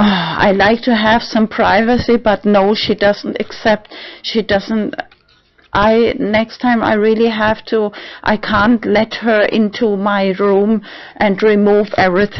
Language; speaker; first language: English; non-native, learner; German